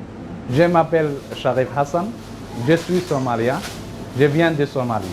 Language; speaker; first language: French; non-native, learner; Somali